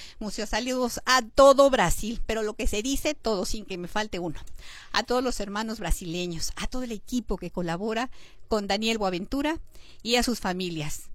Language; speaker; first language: Spanish; native; Spanish